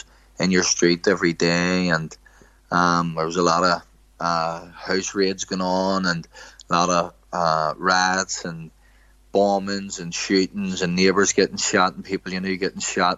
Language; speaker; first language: English; native; English